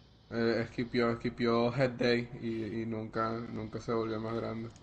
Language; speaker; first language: Spanish; native; Spanish